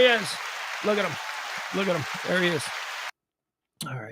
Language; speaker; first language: English; native; English